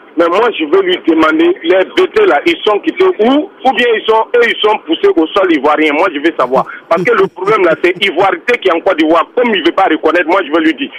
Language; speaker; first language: French; non-native, local second language; Dyula